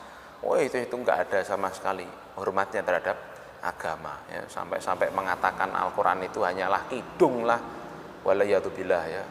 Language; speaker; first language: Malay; non-native, local second language; Javanese